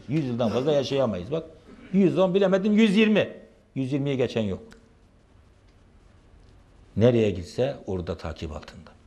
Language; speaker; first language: Turkish; native; Turkish